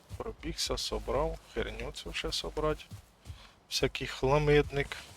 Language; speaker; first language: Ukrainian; native; Ukrainian